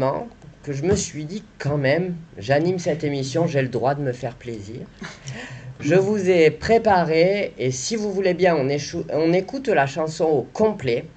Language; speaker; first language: French; native; French